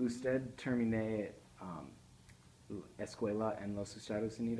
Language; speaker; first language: Spanish; non-native, learner; English